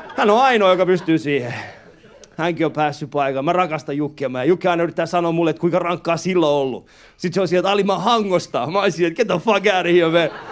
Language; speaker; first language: Finnish; early bilingual, other home language; Persian